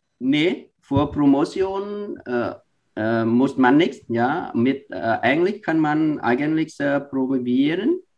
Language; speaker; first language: German; non-native, learner; Vietnamese